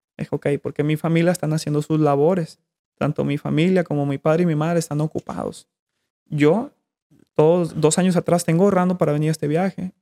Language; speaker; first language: Spanish; native; Spanish